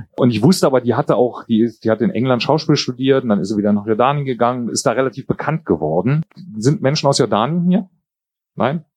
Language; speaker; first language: German; native; German